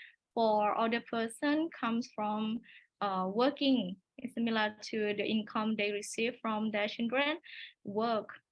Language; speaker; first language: English; non-native, learner; Thai